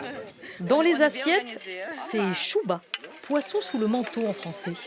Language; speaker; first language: French; native; French